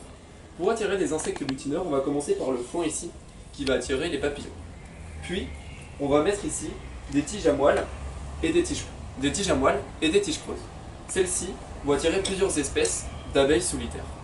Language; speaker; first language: French; native; French